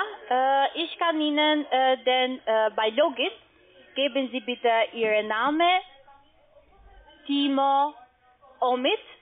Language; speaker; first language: German; non-native, learner; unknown